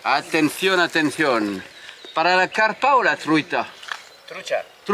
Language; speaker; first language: Spanish; non-native, learner; French